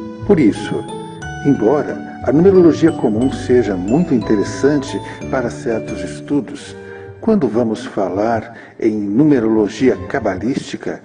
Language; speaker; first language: Portuguese; native; Portuguese